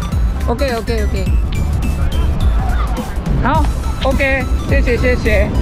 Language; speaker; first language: Chinese; non-native, learner; Japanese